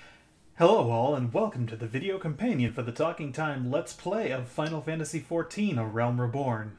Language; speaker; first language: English; native; English